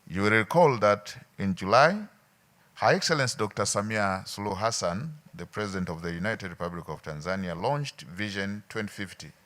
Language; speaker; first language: English; non-native, local second language; Swahili